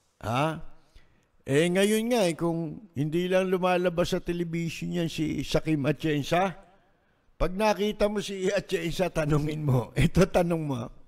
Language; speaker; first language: Filipino; native; Filipino